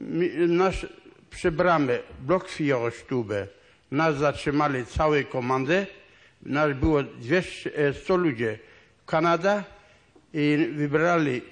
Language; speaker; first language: Polish; non-native, local second language; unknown